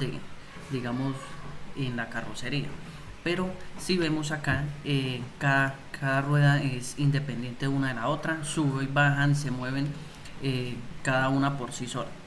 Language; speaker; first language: Spanish; native; Spanish